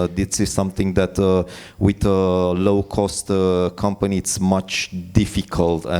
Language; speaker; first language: English; non-native, fluent; Romanian